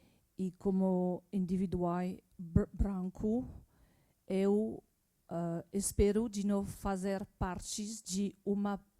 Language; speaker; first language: Portuguese; non-native, learner; French